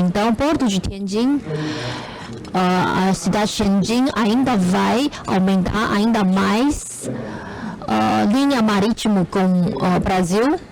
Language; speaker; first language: Portuguese; non-native, fluent; Chinese